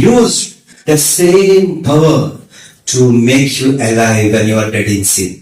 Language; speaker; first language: English; non-native, local second language; Telugu